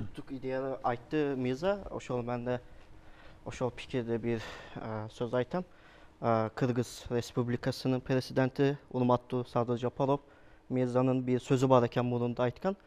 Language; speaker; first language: Kyrgyz; non-native, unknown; Turkish